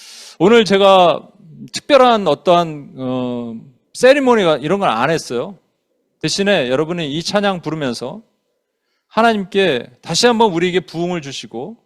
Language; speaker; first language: Korean; native; Korean